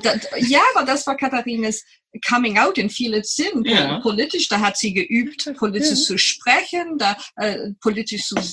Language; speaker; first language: German; non-native, fluent; English